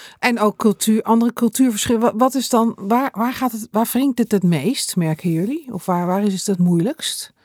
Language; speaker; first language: Dutch; native; Dutch